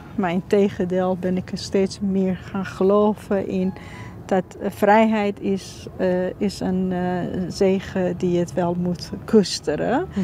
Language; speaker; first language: Dutch; non-native, fluent; Persian